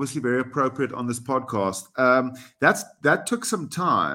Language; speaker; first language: English; non-native, local second language; Afrikaans